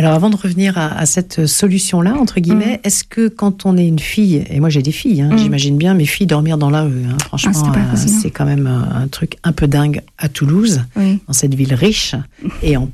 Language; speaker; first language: French; native; French